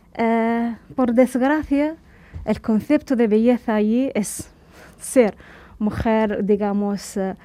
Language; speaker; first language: Spanish; native; Spanish